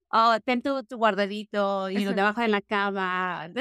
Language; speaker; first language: Spanish; early bilingual, heritage; Spanish